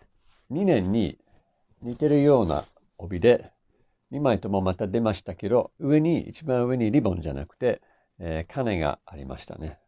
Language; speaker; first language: Japanese; non-native, fluent; English